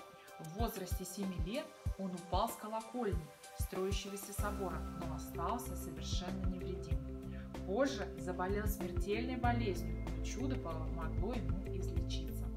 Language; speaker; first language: Russian; native; Russian